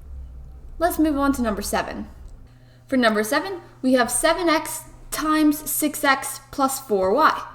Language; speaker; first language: English; native; English